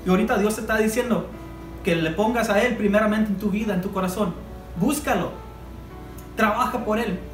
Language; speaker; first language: Spanish; early bilingual, heritage; Spanish